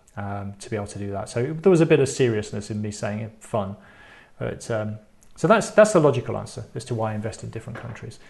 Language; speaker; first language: English; native; English